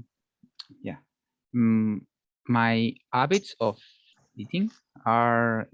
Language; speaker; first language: English; non-native, learner; Spanish